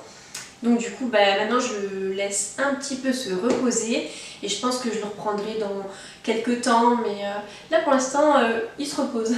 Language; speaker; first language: French; native; French